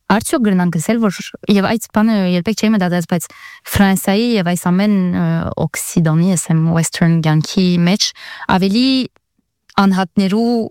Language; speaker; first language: Armenian; early bilingual, heritage; Armenian